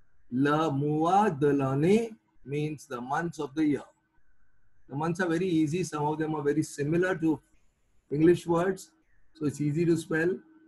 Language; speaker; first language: English; non-native, local second language; Marathi